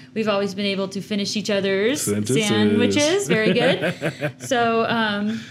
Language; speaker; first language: English; native; English